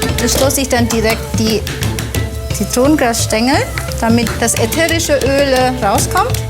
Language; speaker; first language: German; non-native, fluent; Indonesian